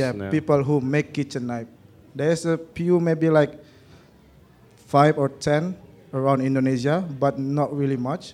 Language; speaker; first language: English; non-native, learner; Indonesian